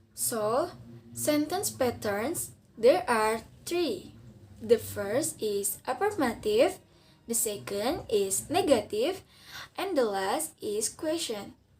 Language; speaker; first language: English; non-native, learner; Indonesian